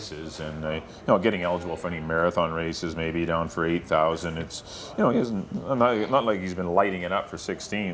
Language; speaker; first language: English; native; English